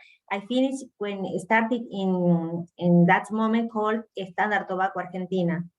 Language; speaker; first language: English; non-native, learner; Spanish